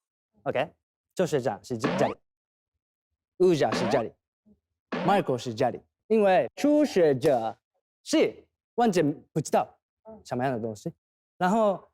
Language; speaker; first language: Chinese; non-native, fluent; Thai